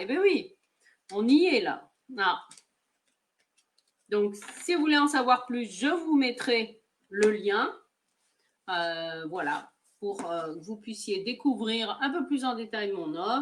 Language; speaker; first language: French; native; French